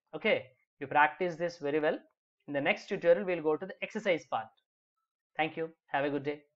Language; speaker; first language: English; non-native, local second language; Telugu